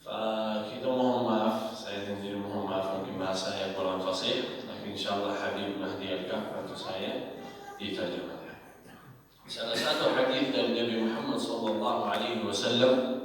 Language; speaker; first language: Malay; non-native, learner; Arabic